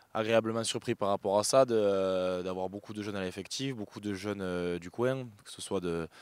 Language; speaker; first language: French; native; French